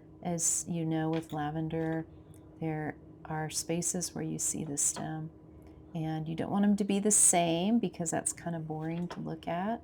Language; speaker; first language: English; native; English